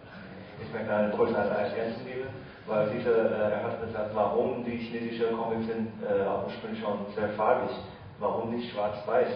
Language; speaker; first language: German; non-native, fluent; Chinese